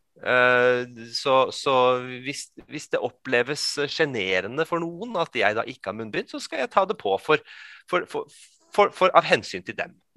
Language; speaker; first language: Norwegian; early bilingual, other home language; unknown